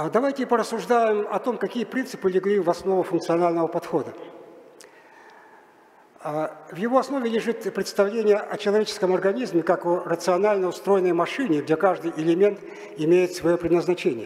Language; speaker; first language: Russian; native; Russian